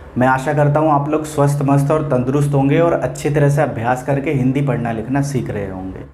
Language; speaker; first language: Hindi; non-native, local second language; Maithili